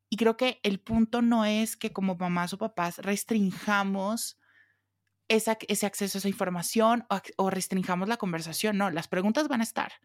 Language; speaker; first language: Spanish; native; Spanish